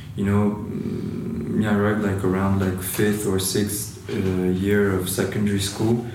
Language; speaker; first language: English; non-native, fluent; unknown